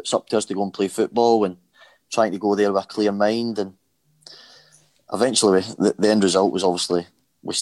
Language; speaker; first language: English; native; English